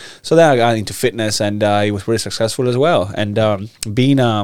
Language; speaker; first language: English; non-native, fluent; Italian